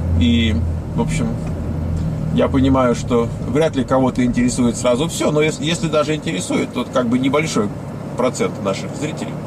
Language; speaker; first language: Russian; native; Russian